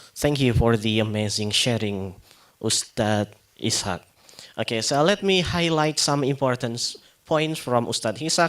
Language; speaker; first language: English; non-native, fluent; Indonesian